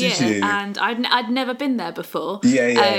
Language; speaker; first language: English; native; English